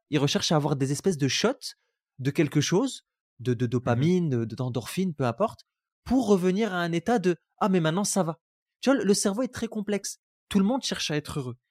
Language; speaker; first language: French; non-native, local second language; Arabic